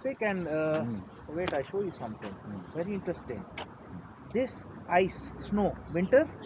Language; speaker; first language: English; non-native, learner; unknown